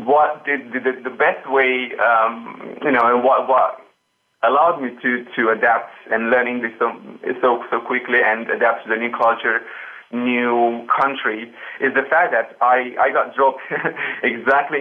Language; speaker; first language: English; non-native, fluent; Romanian